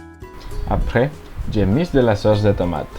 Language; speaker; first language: French; non-native, learner; Spanish